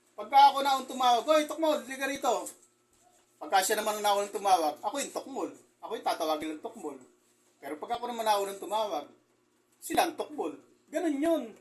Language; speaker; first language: Filipino; native; Filipino